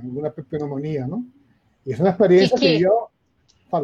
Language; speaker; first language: Spanish; non-native, learner; Portuguese